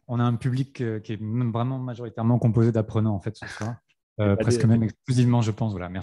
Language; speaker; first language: French; native; French